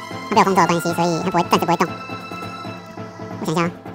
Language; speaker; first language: Chinese; native; Chinese